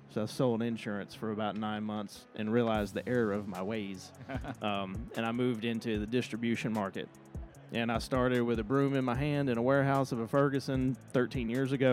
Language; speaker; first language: English; native; English